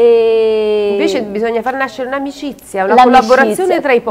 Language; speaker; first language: Italian; native; Italian